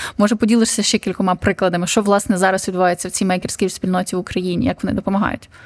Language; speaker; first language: Ukrainian; native; Ukrainian